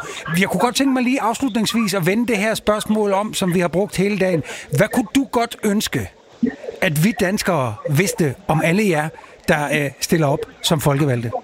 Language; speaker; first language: Danish; native; Danish